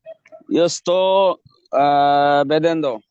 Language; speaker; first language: Italian; non-native, learner; Bangla